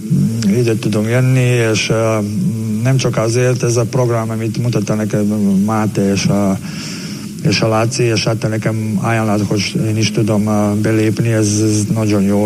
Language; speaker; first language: Hungarian; non-native, learner; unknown